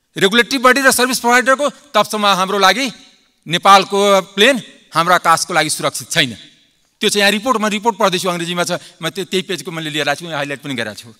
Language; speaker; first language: Nepali; non-native, local second language; Maithili